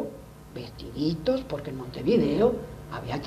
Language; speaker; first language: Spanish; native; Spanish